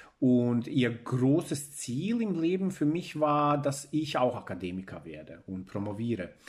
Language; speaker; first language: German; early bilingual, other home language; Bosnian